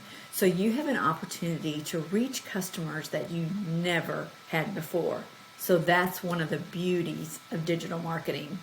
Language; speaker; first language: English; native; English